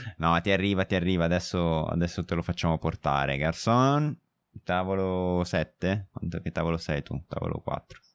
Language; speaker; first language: Italian; native; Italian